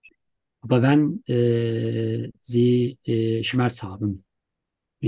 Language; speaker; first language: German; non-native, learner; Turkish